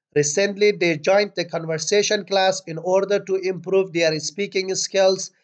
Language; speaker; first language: English; non-native, fluent; Persian